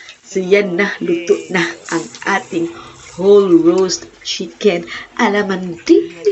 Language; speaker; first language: Filipino; non-native, local second language; Cebuano